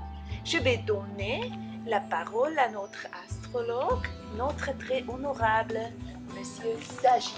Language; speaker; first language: French; non-native, learner; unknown